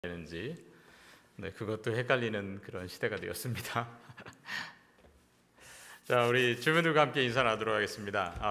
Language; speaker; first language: Korean; native; Korean